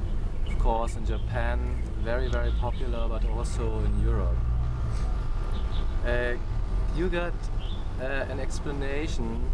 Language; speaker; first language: English; non-native, fluent; German